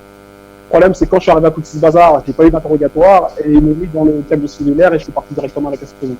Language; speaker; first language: French; native; French